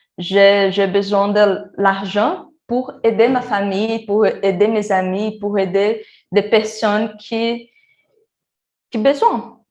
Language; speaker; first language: French; non-native, learner; Portuguese